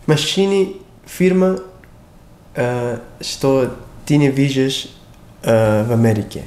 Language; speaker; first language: Russian; non-native, learner; English